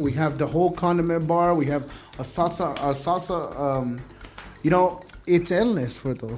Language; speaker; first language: English; early bilingual, other home language; Spanish